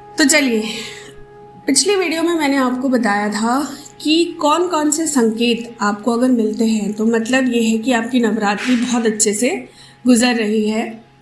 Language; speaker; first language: Hindi; non-native, local second language; Bangla